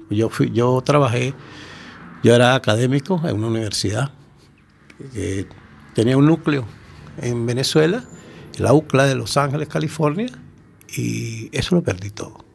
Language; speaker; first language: Spanish; native; Spanish